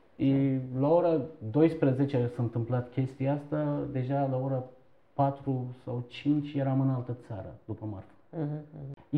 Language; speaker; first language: Romanian; non-native, fluent; Turkish